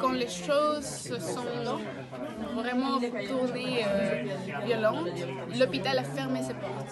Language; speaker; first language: French; early bilingual, heritage; Spanish